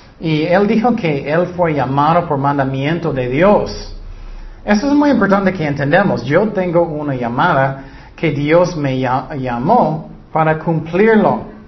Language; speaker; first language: Spanish; non-native, learner; English